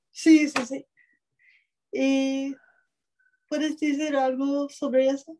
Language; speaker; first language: Spanish; non-native, learner; English